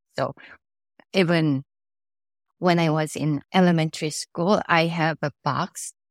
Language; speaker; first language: English; non-native, fluent; Korean